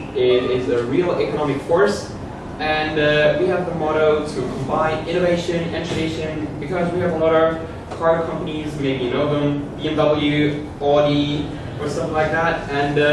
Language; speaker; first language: English; non-native, fluent; German